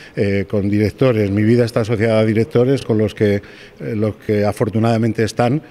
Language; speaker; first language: Spanish; native; Spanish